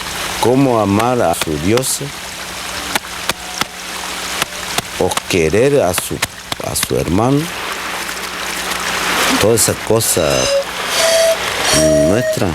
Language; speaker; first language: Spanish; non-native, local second language; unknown